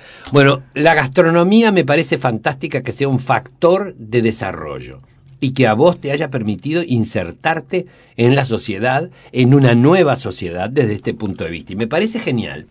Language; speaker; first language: Spanish; native; Spanish